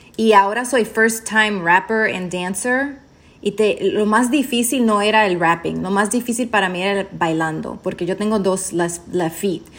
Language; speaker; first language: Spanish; early bilingual, heritage; Spanish